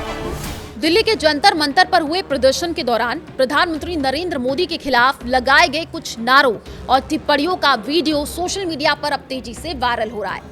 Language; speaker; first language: Hindi; native; Hindi